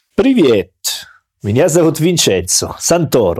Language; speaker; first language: Russian; non-native, learner; Italian